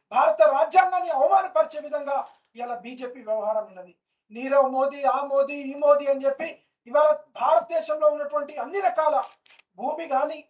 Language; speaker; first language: Telugu; native; Telugu